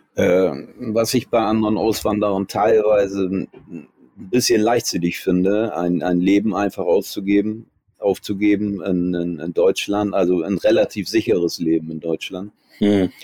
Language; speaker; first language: German; native; German